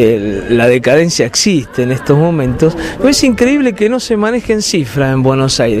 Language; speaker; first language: Spanish; native; Spanish